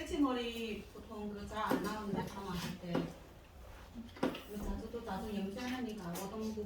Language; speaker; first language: Korean; non-native, learner; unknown